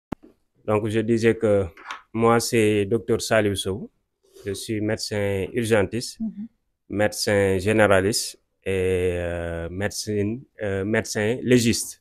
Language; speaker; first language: French; non-native, local second language; Wolof